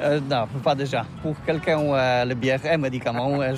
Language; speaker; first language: French; non-native, learner; Polish